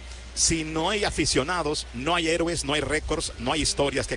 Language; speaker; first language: Spanish; native; Spanish